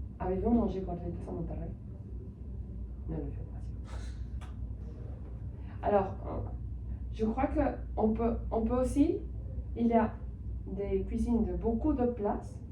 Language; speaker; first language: French; non-native, fluent; Spanish